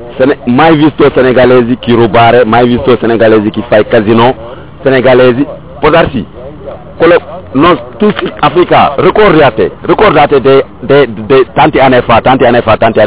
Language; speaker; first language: Italian; non-native, learner; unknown